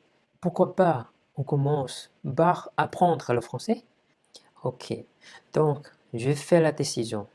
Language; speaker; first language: French; non-native, fluent; Chinese